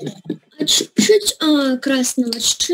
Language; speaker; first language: Russian; early bilingual, heritage; Russian